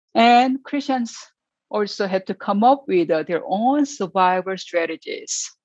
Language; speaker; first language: English; non-native, fluent; Korean